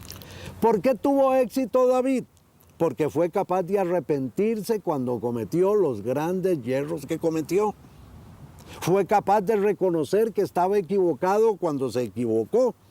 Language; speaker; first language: Spanish; native; Spanish